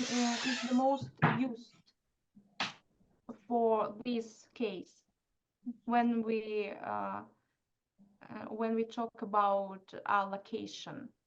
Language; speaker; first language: English; non-native, fluent; Russian